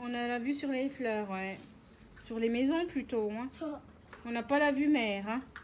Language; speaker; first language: French; native; French